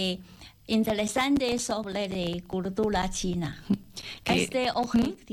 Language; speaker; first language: Spanish; non-native, learner; Chinese